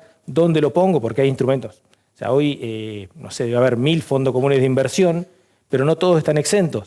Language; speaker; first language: Spanish; native; Spanish